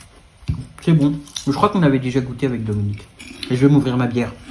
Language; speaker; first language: French; native; French